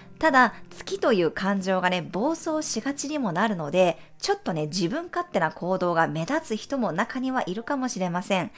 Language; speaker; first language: Japanese; native; Japanese